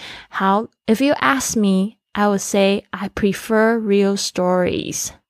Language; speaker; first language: English; non-native, fluent; Chinese